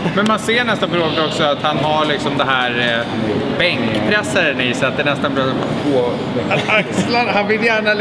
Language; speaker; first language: Swedish; native; Swedish